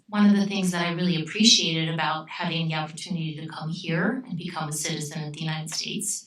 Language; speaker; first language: English; early bilingual, other home language; Romanian